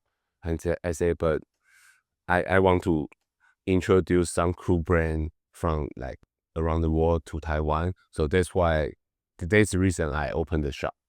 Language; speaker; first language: English; non-native, learner; Chinese